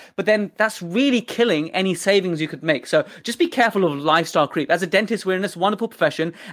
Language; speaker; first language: English; early bilingual, other home language; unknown